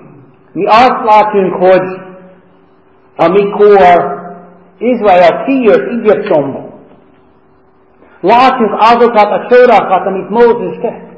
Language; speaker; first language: Hungarian; non-native, fluent; English